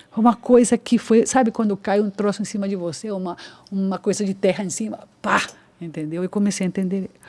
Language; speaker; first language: Portuguese; non-native, fluent; Spanish